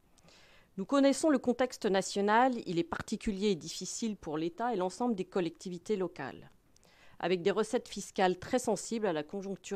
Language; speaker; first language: French; native; French